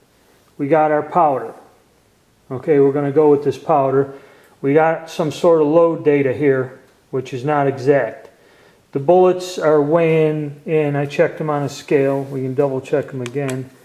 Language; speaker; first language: English; native; English